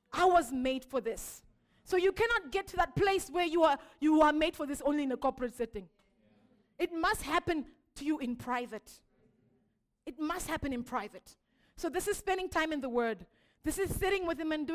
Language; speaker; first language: English; non-native, local second language; Shona